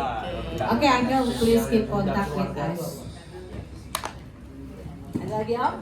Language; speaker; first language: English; non-native, learner; Indonesian